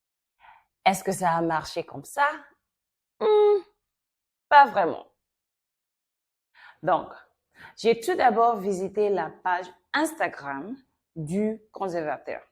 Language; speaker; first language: French; non-native, fluent; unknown